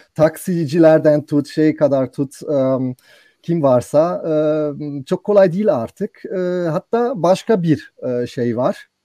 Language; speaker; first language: Turkish; non-native, fluent; German